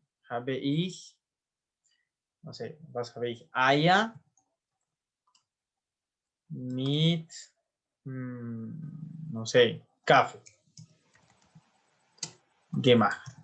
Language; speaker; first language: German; non-native, learner; Spanish